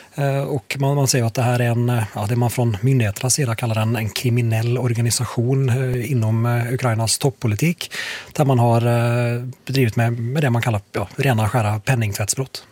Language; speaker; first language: Swedish; native; Swedish